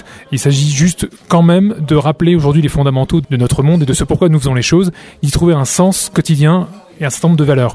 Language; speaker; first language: French; native; French